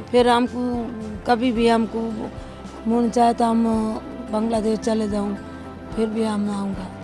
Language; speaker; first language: Hindi; non-native, fluent; Bangla